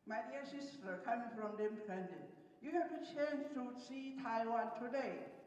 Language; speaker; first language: English; non-native, fluent; Chinese